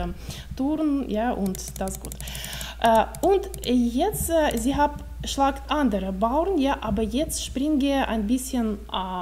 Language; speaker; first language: German; non-native, learner; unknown